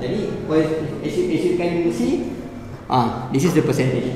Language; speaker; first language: English; non-native, local second language; Malay